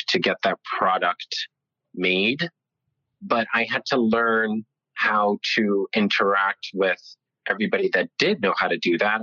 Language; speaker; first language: English; early bilingual, other home language; Italian